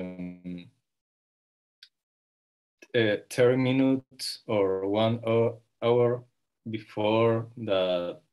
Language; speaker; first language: English; non-native, learner; Spanish